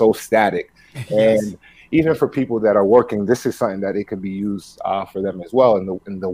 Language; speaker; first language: English; early bilingual, other home language; Spanish